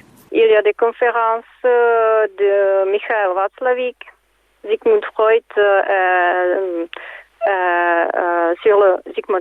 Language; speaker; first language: French; non-native, fluent; Czech